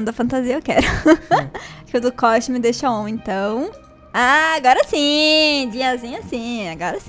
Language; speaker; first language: Portuguese; native; Portuguese